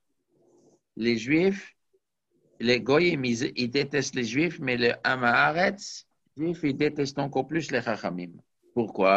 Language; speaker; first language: French; native; French